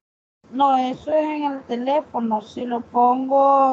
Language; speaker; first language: Spanish; native; Spanish